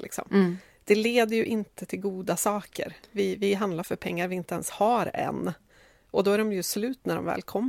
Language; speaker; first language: Swedish; native; Swedish